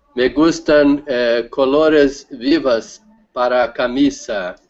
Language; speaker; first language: Spanish; non-native, learner; Portuguese